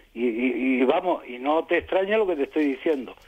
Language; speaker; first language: Spanish; native; Spanish